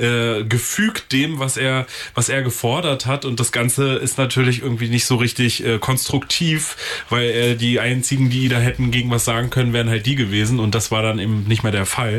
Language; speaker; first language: German; native; German